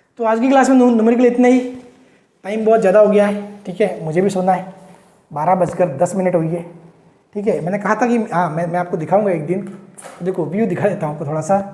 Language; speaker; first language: Hindi; native; Hindi